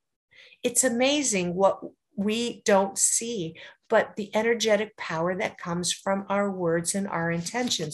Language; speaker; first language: English; native; English